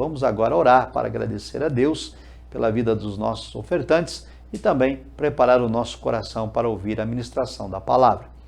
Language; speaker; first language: Portuguese; native; Portuguese